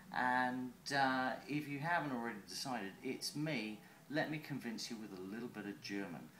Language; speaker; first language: English; native; English